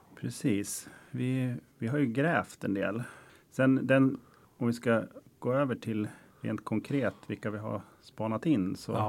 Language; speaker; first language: Swedish; native; Swedish